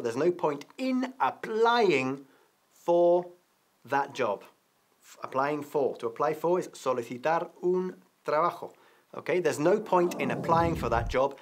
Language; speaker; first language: English; native; English